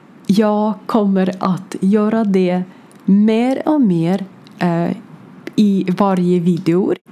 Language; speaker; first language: Swedish; non-native, learner; Ukrainian